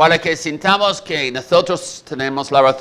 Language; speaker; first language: Spanish; native; Spanish